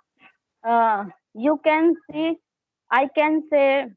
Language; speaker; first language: English; non-native, learner; Hindi